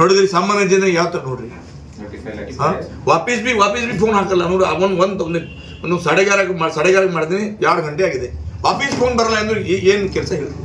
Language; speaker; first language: Kannada; non-native, local second language; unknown